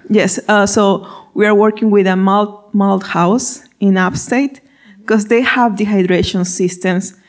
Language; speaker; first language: English; non-native, fluent; Spanish